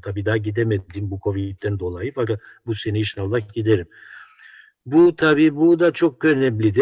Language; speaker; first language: Turkish; non-native, local second language; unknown